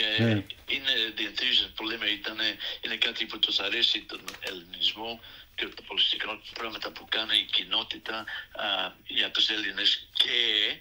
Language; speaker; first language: Greek; early bilingual, other home language; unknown